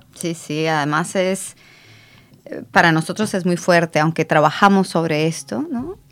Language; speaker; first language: Spanish; native; Spanish